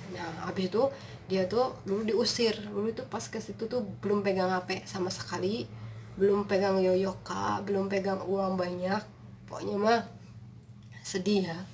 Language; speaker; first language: Indonesian; non-native, local second language; Sundanese